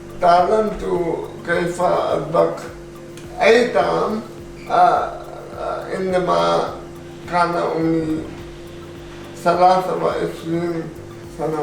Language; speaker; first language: Arabic; non-native, learner; Urdu